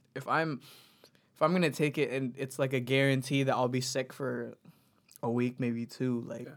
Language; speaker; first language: English; non-native, local second language; Filipino